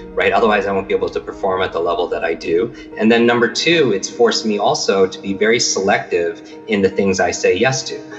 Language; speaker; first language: English; native; English